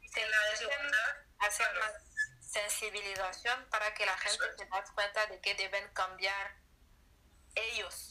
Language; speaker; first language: Spanish; non-native, learner; French